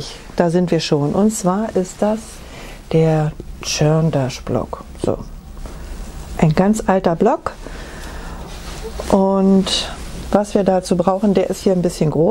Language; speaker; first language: German; native; German